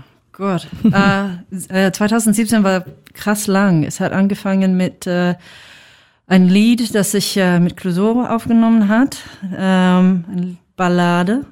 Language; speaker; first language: German; non-native, fluent; English